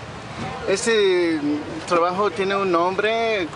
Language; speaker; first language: Spanish; early bilingual, heritage; Spanish